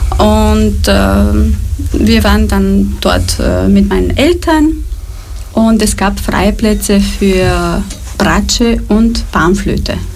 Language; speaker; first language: German; non-native, fluent; Romanian